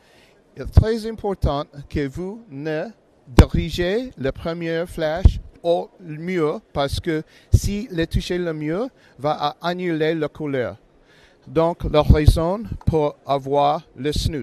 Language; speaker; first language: French; non-native, learner; English